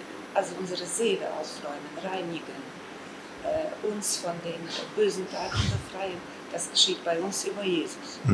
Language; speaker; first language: German; non-native, fluent; Polish